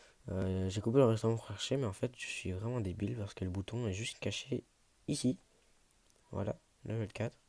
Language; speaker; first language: French; native; French